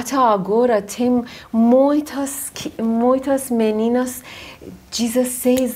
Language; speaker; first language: Portuguese; non-native, learner; Persian